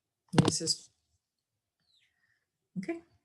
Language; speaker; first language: Spanish; non-native, fluent; English